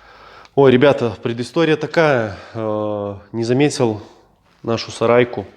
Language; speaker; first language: Russian; native; Russian